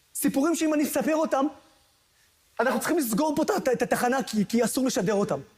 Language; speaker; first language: Hebrew; non-native, local second language; Arabic